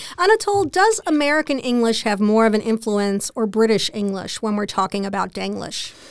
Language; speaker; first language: English; native; English